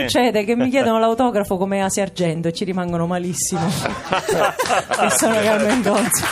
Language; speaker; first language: Italian; native; Italian